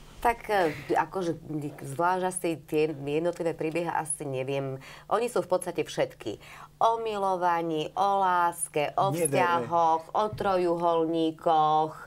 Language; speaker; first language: Slovak; native; Slovak